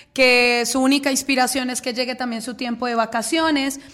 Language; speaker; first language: Spanish; native; Spanish